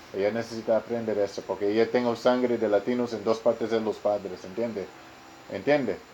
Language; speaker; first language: Spanish; non-native, learner; English